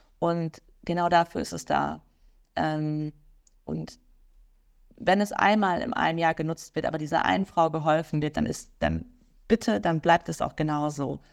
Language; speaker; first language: German; native; German